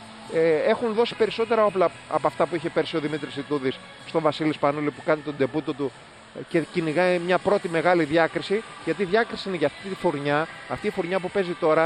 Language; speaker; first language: Greek; native; Greek